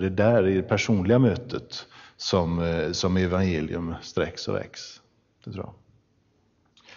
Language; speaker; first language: Swedish; native; Swedish